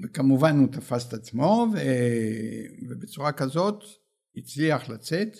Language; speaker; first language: Hebrew; early bilingual, other home language; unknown